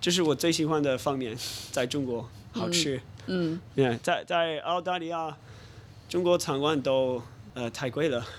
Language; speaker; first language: Chinese; non-native, fluent; English